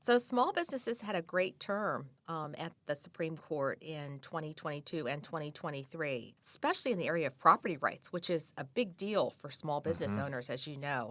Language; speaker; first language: English; native; English